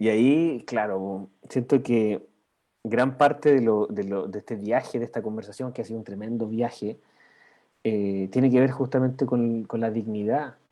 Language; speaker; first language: Spanish; native; Spanish